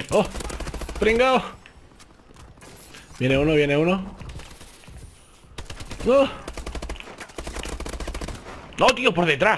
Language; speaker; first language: Spanish; native; Spanish